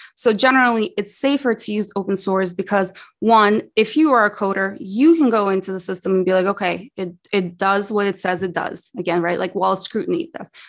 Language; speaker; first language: English; early bilingual, other home language; Russian